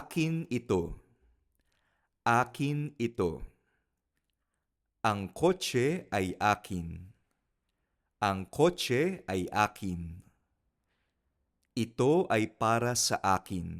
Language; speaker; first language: Filipino; non-native, fluent; Spanish